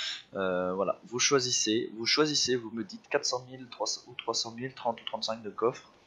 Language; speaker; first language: French; native; French